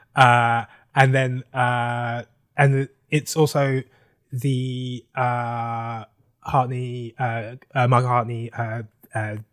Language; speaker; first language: English; native; English